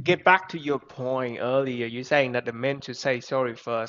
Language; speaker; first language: English; non-native, fluent; Vietnamese